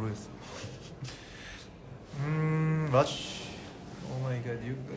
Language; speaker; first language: Korean; native; Korean